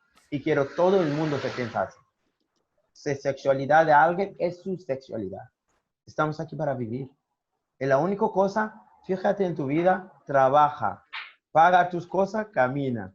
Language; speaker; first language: Spanish; non-native, learner; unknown